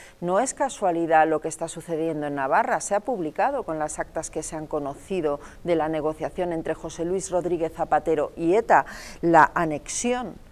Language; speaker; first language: Spanish; native; Spanish